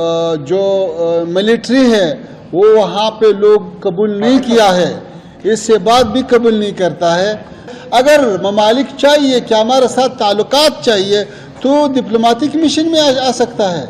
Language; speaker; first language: Hindi; non-native, fluent; Pashto